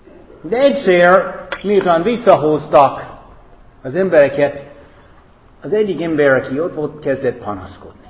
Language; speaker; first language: Hungarian; non-native, fluent; English